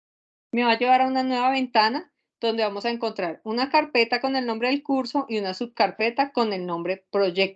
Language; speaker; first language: Spanish; native; Spanish